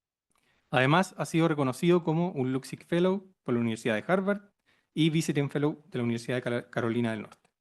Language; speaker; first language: Spanish; native; Spanish